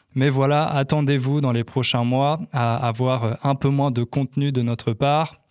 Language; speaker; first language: French; native; French